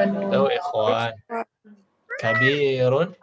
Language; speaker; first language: Arabic; non-native, fluent; Indonesian